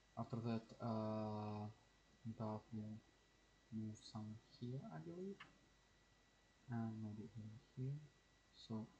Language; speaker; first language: English; non-native, learner; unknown